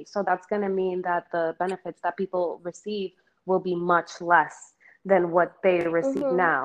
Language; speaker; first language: English; early bilingual, other home language; Spanish